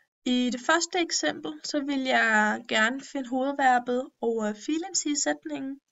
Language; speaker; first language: Danish; early bilingual, other home language; Turkish